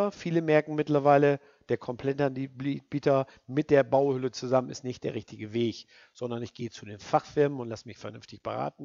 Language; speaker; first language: German; native; German